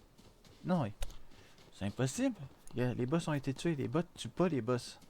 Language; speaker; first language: French; native; French